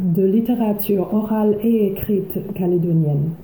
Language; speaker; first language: French; non-native, fluent; English